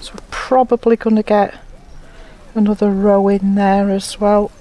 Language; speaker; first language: English; native; English